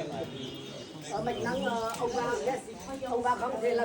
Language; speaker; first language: French; non-native, learner; Vietnamese